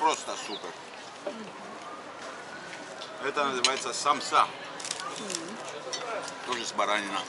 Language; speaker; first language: Russian; non-native, learner; English